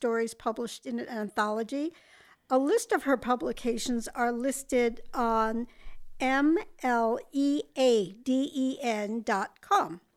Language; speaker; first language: English; native; English